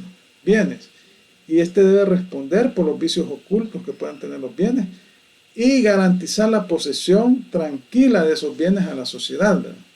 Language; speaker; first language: Spanish; native; Spanish